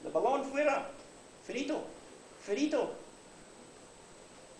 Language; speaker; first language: Spanish; non-native, learner; English